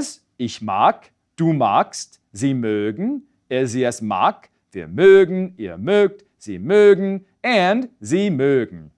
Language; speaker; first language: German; non-native, fluent; English